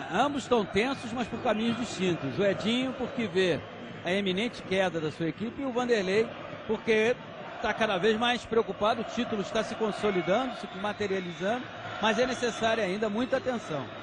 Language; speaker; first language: Portuguese; native; Portuguese